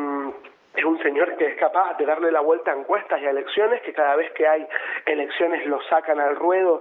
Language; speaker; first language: Spanish; native; Spanish